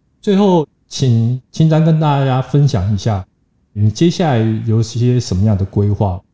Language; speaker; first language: Chinese; native; Chinese